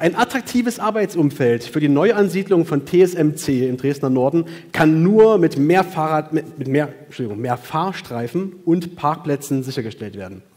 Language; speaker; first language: German; native; German